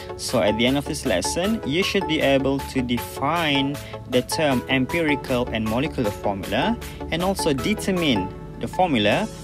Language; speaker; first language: English; non-native, local second language; Malay